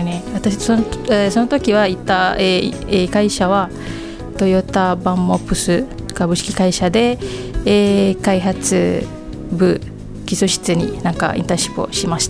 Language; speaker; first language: Japanese; non-native, fluent; Malay